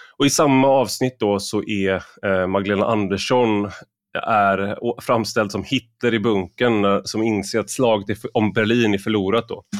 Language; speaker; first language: Swedish; native; Swedish